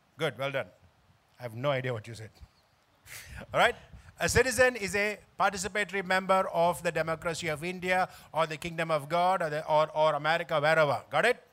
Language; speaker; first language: English; non-native, local second language; Tamil